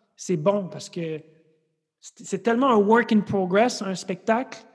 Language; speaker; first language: French; native; French